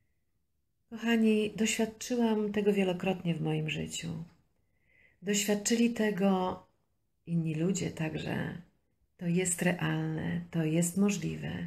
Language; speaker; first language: Polish; native; Polish